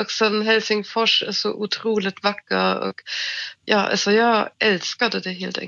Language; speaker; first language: Swedish; non-native, fluent; German